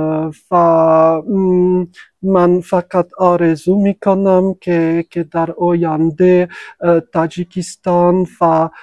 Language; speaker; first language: Persian; non-native, fluent; French